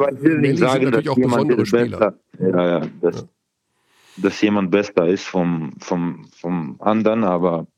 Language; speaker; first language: German; non-native, learner; Croatian